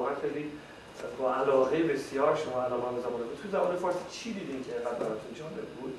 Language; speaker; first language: Persian; native; Persian